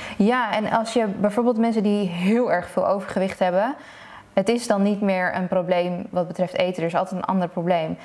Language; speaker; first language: Dutch; early bilingual, other home language; Persian